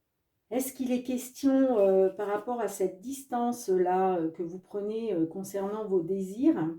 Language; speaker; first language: French; native; French